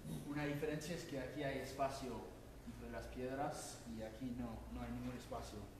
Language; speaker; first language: Spanish; native; Spanish